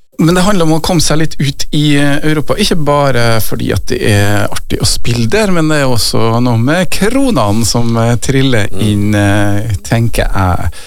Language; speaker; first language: Norwegian; native; Norwegian